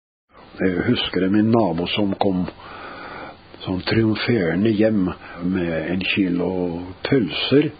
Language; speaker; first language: Norwegian; non-native, fluent; Russian